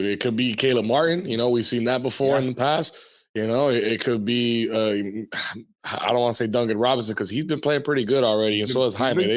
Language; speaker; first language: English; native; English